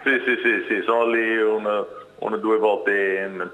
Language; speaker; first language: Italian; non-native, learner; English